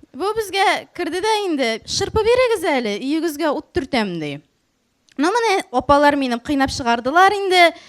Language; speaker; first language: Tatar; native; Tatar